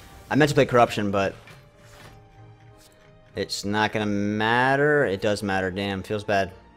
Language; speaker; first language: English; early bilingual, other home language; Spanish